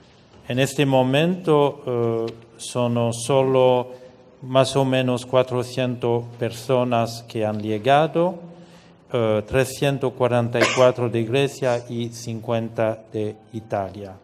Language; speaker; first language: Spanish; non-native, fluent; French